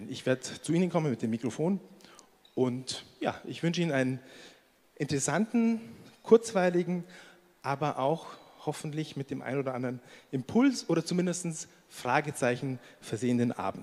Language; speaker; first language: German; native; German